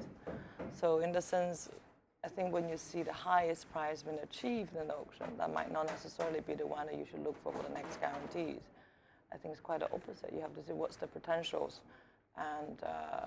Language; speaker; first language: English; native; English